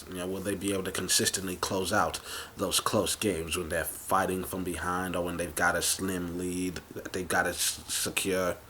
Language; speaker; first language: English; native; English